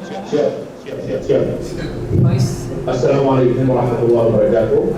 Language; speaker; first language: Indonesian; non-native, fluent; Arabic